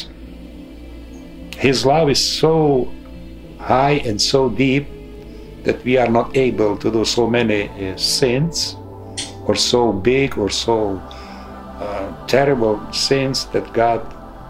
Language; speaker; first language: English; non-native, fluent; Ukrainian